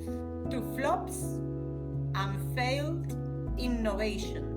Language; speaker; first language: English; non-native, learner; Spanish